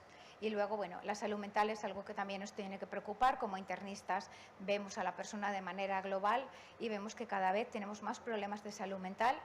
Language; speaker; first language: Spanish; native; Spanish